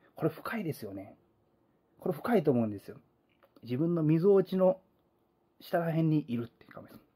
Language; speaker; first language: Japanese; native; Japanese